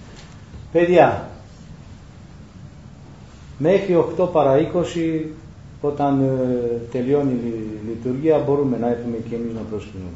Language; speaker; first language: Greek; non-native, learner; Romanian